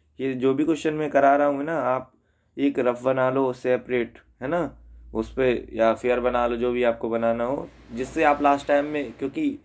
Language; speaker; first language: Hindi; native; Hindi